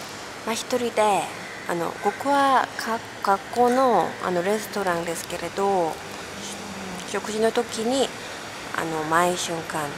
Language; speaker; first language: Japanese; non-native, learner; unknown